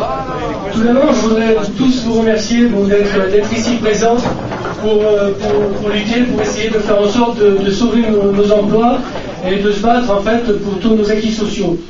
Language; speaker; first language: French; native; French